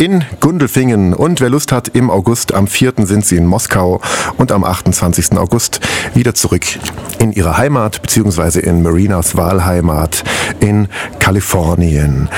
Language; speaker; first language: German; native; German